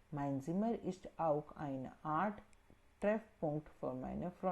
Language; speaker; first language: German; non-native, learner; Hindi